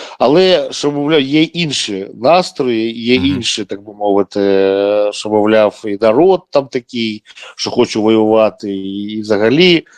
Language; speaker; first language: Ukrainian; non-native, local second language; Russian